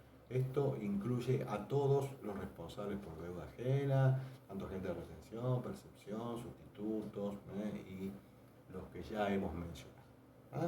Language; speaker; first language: Spanish; native; Spanish